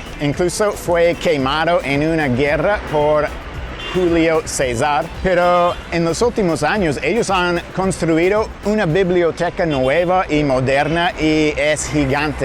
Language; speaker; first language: Spanish; non-native, fluent; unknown